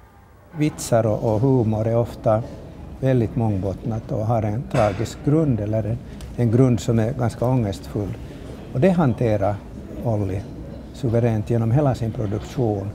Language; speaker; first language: Swedish; native; Swedish